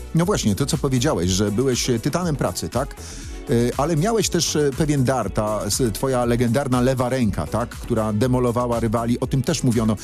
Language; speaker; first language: Polish; native; Polish